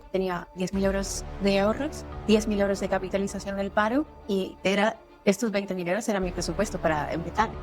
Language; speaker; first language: Spanish; non-native, fluent; French